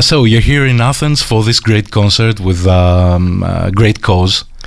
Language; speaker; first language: English; non-native, fluent; Greek